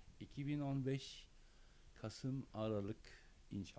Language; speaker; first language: Turkish; non-native, learner; German